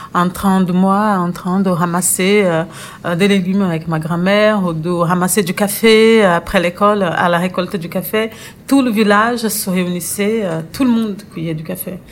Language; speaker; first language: French; non-native, fluent; Portuguese